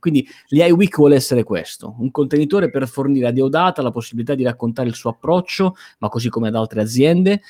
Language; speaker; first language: Italian; native; Italian